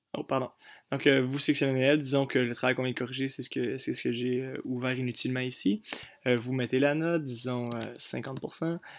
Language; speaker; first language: French; native; French